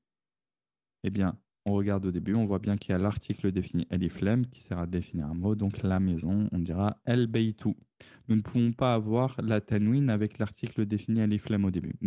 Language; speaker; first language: French; native; French